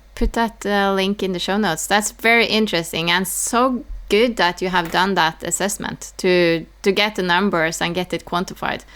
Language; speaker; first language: English; early bilingual, other home language; Dutch